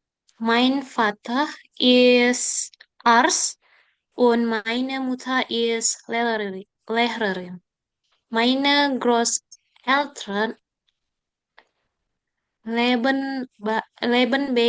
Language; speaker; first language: German; non-native, learner; Indonesian